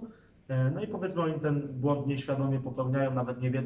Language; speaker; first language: Polish; native; Polish